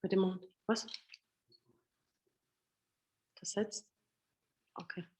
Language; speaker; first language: German; native; German